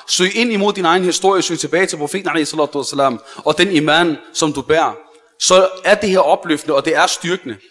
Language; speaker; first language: Danish; early bilingual, other home language; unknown